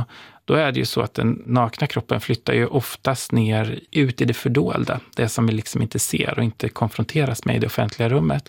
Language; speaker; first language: Swedish; native; Swedish